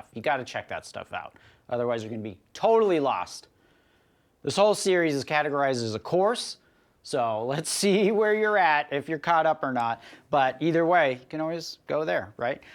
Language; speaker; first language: English; native; English